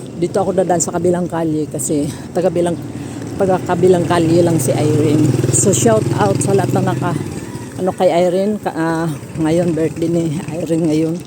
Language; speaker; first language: Filipino; non-native, local second language; Cebuano